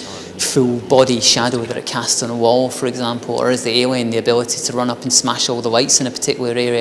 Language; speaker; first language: English; native; English